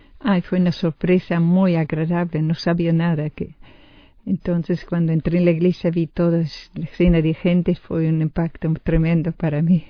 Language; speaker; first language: Spanish; non-native, fluent; German